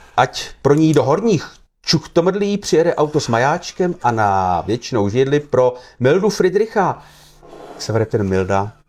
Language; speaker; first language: Czech; native; Czech